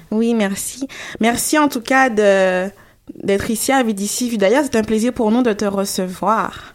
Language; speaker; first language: French; native; French